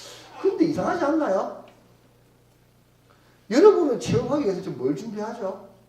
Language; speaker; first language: Korean; native; Korean